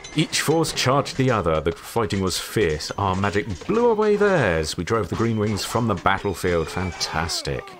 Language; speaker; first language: English; native; English